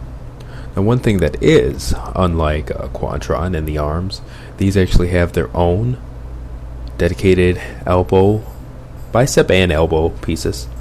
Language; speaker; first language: English; native; English